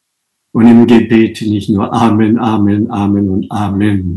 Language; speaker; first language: German; non-native, fluent; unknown